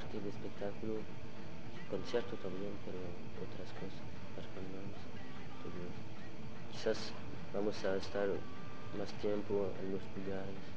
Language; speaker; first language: Spanish; non-native, learner; French